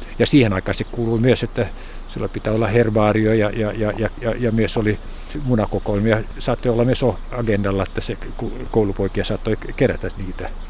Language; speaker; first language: Finnish; non-native, local second language; Swedish